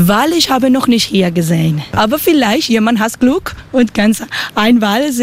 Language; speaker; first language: German; non-native, learner; Spanish